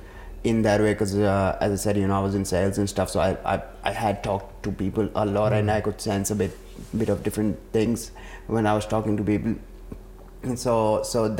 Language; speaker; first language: English; non-native, local second language; Urdu